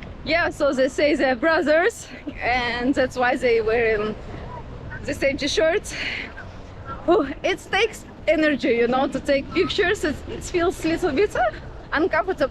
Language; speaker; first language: English; non-native, fluent; Russian